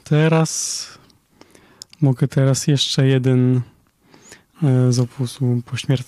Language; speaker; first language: Polish; early bilingual, heritage; Polish